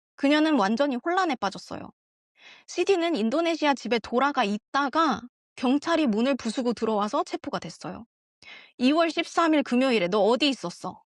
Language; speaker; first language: Korean; early bilingual, heritage; Korean